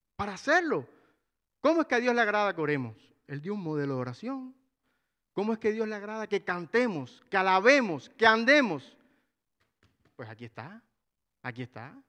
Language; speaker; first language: Spanish; native; Spanish